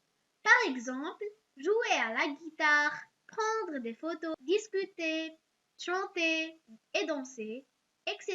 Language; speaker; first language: French; non-native, local second language; Arabic